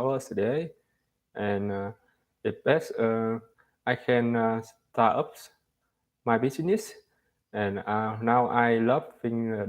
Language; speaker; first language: English; non-native, learner; Vietnamese